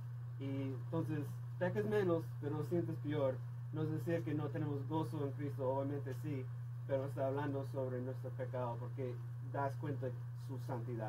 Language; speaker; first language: Spanish; non-native, fluent; English